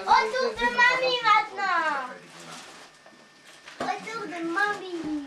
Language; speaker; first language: French; native; French